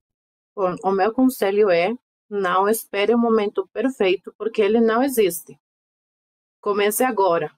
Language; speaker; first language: Portuguese; non-native, fluent; Spanish